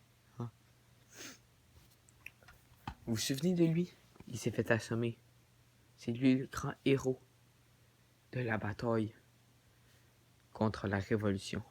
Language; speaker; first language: French; native; French